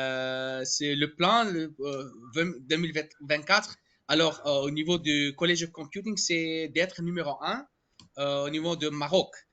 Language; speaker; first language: French; non-native, fluent; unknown